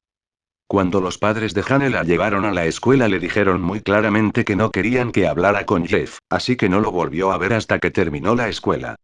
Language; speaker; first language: Spanish; native; Spanish